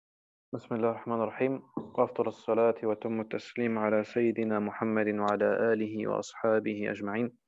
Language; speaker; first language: Arabic; non-native, fluent; German